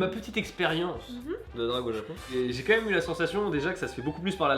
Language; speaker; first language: French; native; French